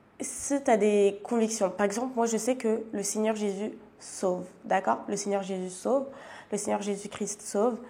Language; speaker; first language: French; native; French